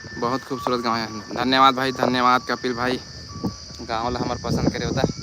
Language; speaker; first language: Hindi; native; Hindi